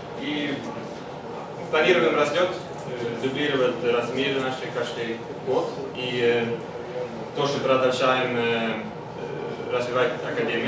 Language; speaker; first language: Russian; non-native, learner; Swedish